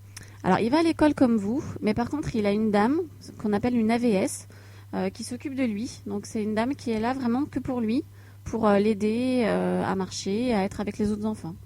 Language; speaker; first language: French; native; French